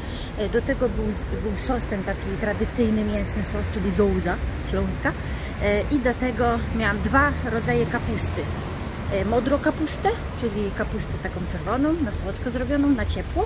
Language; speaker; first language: Polish; native; Polish